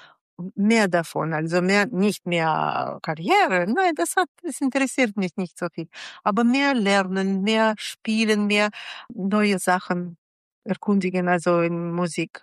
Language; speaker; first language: German; non-native, fluent; Russian